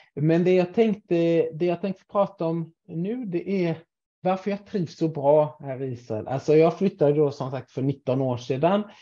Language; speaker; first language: Swedish; native; Swedish